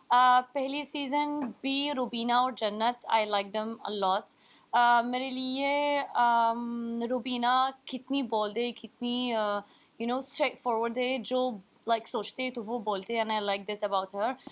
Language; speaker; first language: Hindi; non-native, learner; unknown